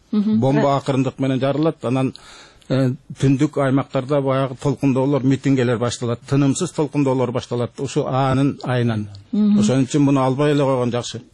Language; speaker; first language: Kyrgyz; native; Kyrgyz